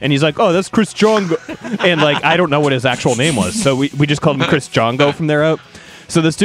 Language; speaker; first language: English; native; English